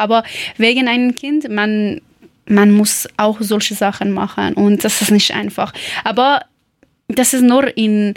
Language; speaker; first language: German; non-native, learner; Persian